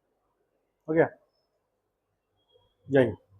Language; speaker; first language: Hindi; native; Hindi